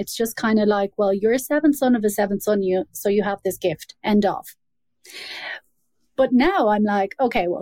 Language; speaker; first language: English; native; English